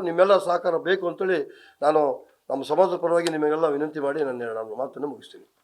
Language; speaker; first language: Kannada; non-native, local second language; Lambadi